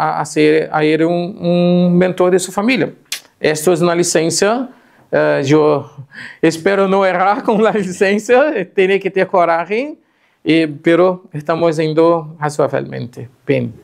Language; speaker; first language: Spanish; non-native, fluent; Portuguese